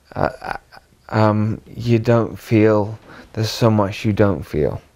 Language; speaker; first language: English; native; English